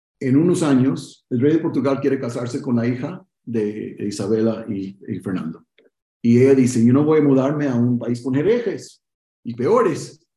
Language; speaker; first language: Spanish; early bilingual, heritage; Spanish